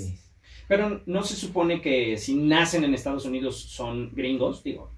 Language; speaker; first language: Spanish; native; Spanish